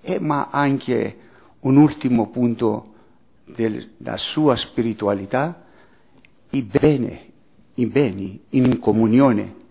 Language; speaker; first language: Italian; non-native, fluent; Greek